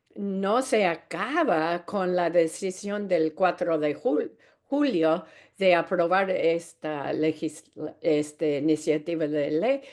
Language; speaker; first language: Spanish; non-native, fluent; English